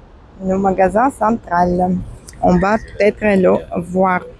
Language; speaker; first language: French; non-native, fluent; Russian